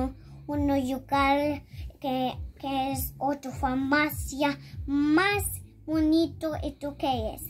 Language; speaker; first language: Spanish; early bilingual, heritage; English